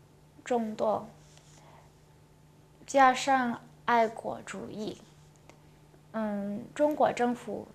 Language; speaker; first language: Chinese; non-native, local second language; Cantonese